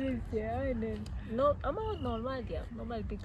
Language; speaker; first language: Turkish; non-native, fluent; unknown